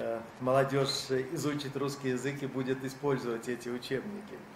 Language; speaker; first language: Russian; native; Russian